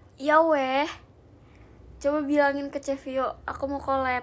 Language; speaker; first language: Indonesian; native; Indonesian